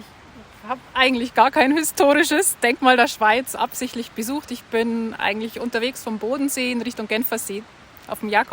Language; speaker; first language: German; native; German